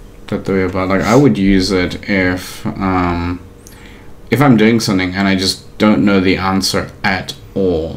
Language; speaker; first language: English; native; English